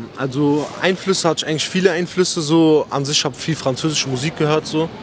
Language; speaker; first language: German; native; German